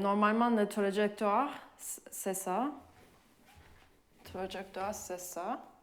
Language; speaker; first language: French; non-native, fluent; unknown